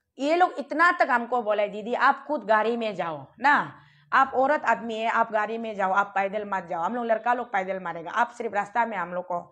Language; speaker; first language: Hindi; non-native, local second language; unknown